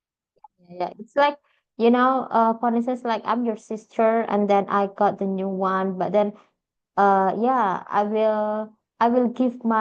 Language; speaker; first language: English; non-native, fluent; Indonesian